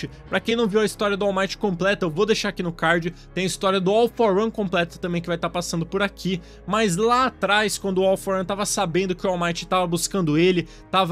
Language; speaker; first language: Portuguese; native; Portuguese